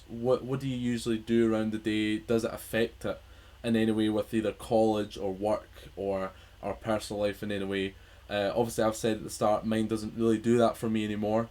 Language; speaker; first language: English; native; English